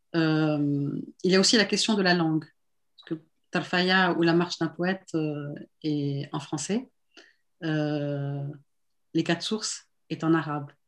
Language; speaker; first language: French; non-native, local second language; Arabic